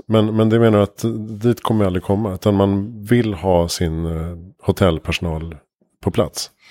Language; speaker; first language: Swedish; native; Swedish